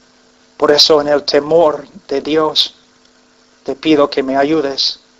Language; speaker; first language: Spanish; non-native, fluent; English